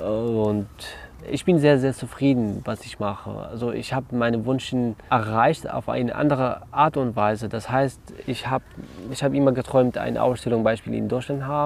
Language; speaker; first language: German; non-native, learner; Kurdish